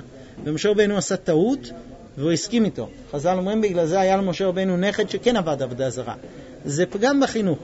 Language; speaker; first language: Hebrew; native; Hebrew